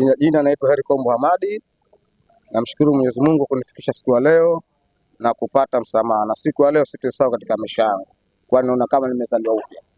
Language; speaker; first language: Swahili; native; Swahili